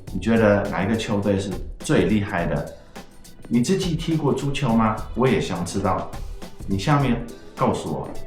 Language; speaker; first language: Chinese; non-native, fluent; Dutch